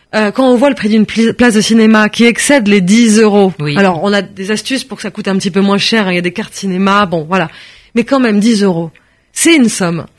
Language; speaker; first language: French; native; French